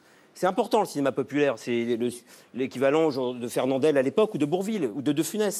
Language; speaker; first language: French; native; French